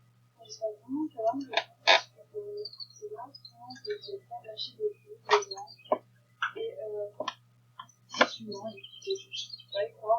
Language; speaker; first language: French; native; French